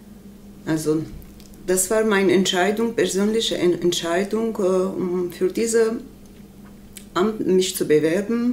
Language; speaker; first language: German; non-native, learner; Armenian